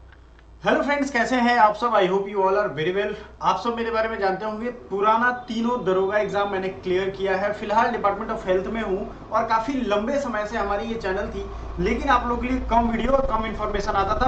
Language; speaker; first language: Hindi; native; Hindi